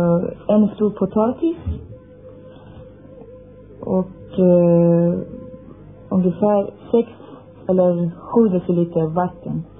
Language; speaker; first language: Swedish; non-native, fluent; Persian